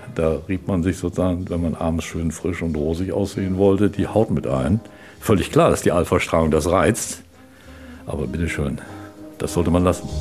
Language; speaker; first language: German; native; German